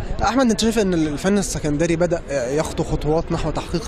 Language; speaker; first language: Arabic; native; Arabic